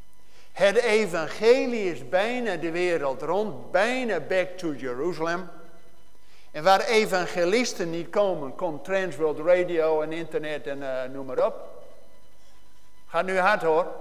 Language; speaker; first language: Dutch; native; Dutch